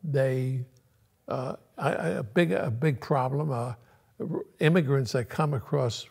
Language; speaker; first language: English; early bilingual, other home language; Yiddish